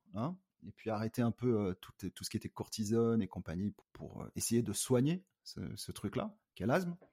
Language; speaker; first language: French; native; French